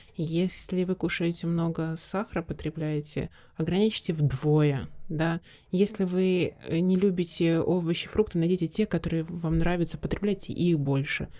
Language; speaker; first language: Russian; native; Russian